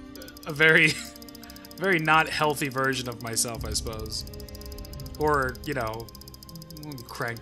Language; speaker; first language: English; native; English